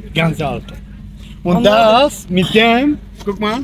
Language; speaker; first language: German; early bilingual, other home language; Turkish